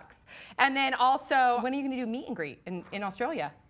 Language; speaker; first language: English; native; English